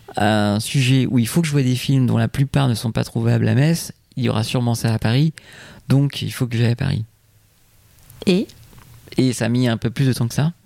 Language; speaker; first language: French; native; French